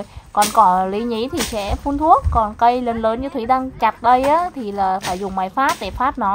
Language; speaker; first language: Vietnamese; native; Vietnamese